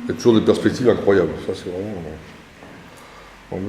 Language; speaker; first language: French; native; French